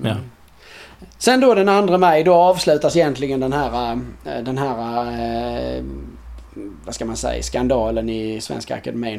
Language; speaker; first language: Swedish; native; Swedish